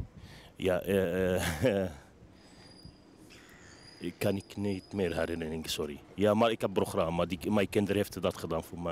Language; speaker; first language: Dutch; non-native, learner; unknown